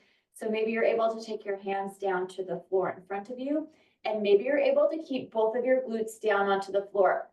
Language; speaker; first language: English; native; English